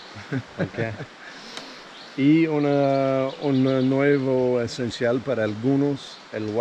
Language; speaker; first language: Spanish; non-native, fluent; English